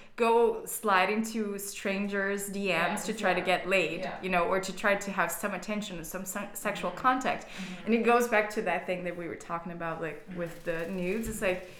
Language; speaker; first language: English; non-native, fluent; Portuguese